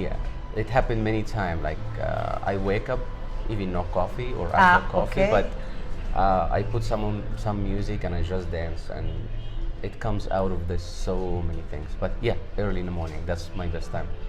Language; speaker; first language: English; non-native, fluent; Arabic